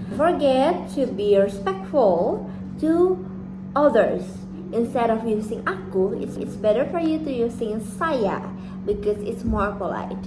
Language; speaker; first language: English; non-native, fluent; Indonesian